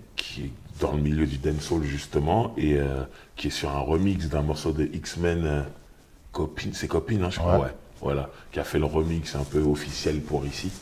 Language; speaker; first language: French; native; French